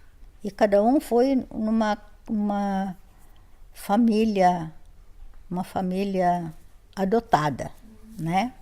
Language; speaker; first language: Portuguese; non-native, fluent; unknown